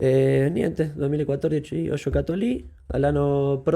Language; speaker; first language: Italian; non-native, fluent; Spanish